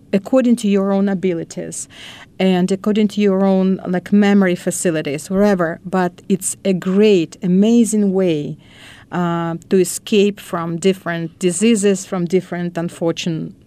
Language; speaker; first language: English; non-native, fluent; Russian